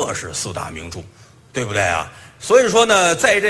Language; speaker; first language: Chinese; native; Chinese